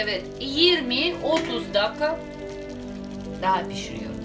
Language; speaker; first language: Turkish; non-native, learner; Russian